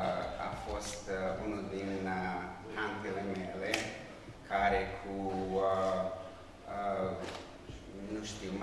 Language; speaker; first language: Romanian; non-native, local second language; Hungarian